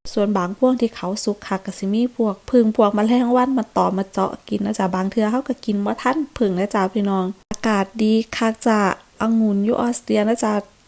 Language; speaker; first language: Thai; native; Thai